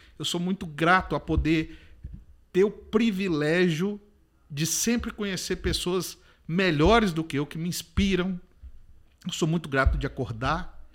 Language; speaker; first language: Portuguese; native; Portuguese